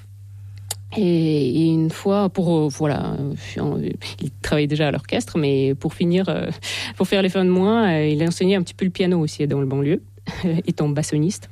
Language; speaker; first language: French; non-native, fluent; Russian